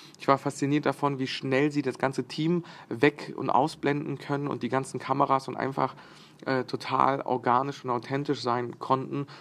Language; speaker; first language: German; early bilingual, other home language; Bosnian